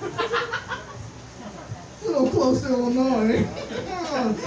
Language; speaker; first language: English; native; English